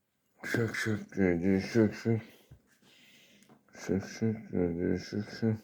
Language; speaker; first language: Turkish; native; Turkish